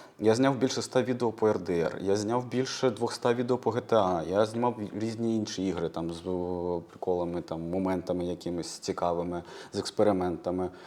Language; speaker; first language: Ukrainian; non-native, local second language; Russian